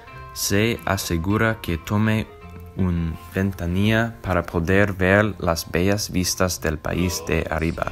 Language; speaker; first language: Spanish; non-native, learner; English